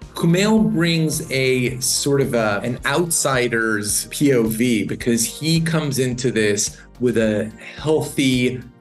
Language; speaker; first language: English; native; English